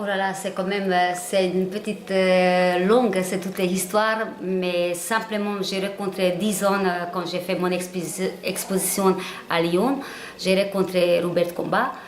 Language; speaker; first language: French; non-native, learner; Hungarian